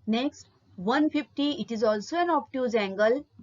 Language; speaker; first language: English; non-native, local second language; Marathi